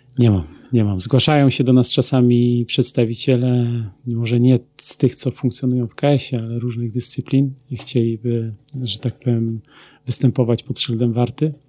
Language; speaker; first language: Polish; native; Polish